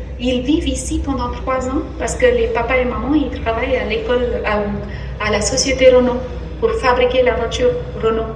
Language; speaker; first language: French; non-native, fluent; Tamil